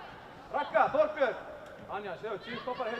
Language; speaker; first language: Icelandic; non-native, learner; Swedish